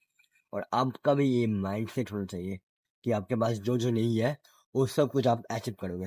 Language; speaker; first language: Hindi; non-native, local second language; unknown